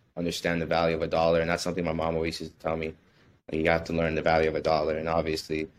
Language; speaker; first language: English; native; English